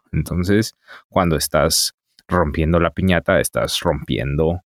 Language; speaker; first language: Spanish; native; Spanish